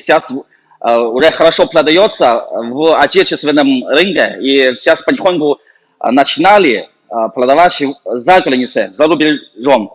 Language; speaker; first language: Russian; non-native, learner; Chinese